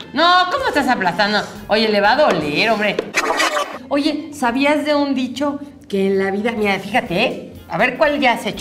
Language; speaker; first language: Spanish; native; Spanish